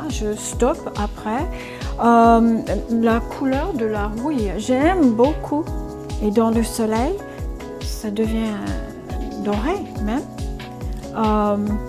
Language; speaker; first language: French; non-native, fluent; English